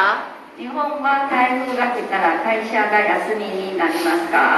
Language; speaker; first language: Japanese; non-native, fluent; Chinese